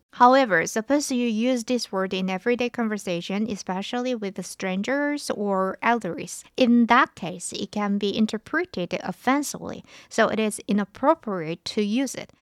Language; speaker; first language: English; non-native, fluent; Korean